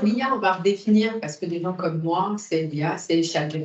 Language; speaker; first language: French; native; French